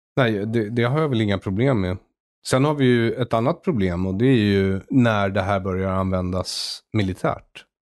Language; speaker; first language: Swedish; native; Swedish